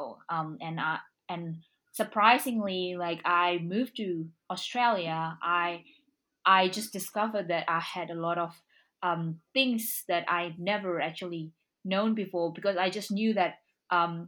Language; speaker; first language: English; non-native, fluent; Indonesian